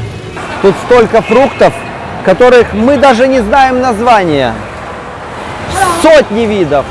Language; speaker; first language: Russian; native; Russian